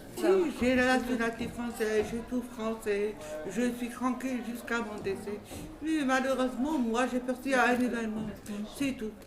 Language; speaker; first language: French; non-native, local second language; Arabic